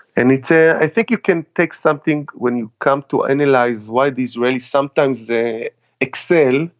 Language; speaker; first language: English; non-native, fluent; Hebrew